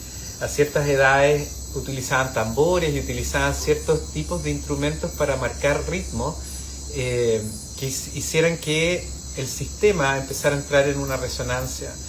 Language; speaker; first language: Spanish; native; Spanish